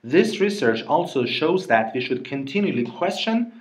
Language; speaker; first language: English; non-native, fluent; Persian